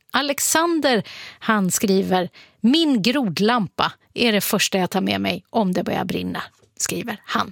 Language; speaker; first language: Swedish; native; Swedish